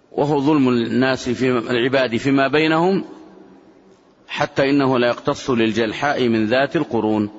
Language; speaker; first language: Arabic; native; Arabic